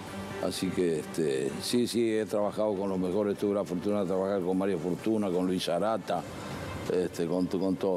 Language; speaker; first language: Spanish; early bilingual, other home language; Italian